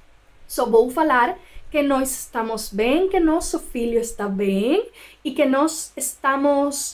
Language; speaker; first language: Portuguese; non-native, fluent; Spanish